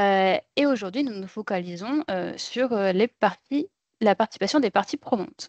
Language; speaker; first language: French; native; French